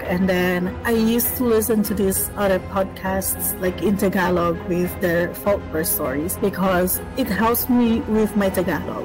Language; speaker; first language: English; non-native, local second language; Filipino